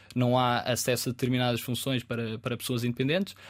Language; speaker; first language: Portuguese; native; Portuguese